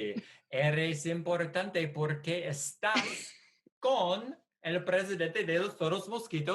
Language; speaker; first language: Spanish; non-native, fluent; English